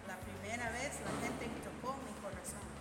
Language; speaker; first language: Spanish; non-native, learner; English